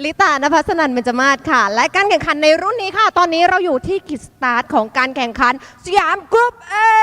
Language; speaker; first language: Thai; native; Thai